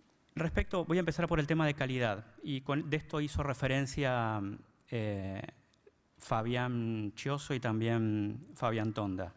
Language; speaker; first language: Spanish; native; Spanish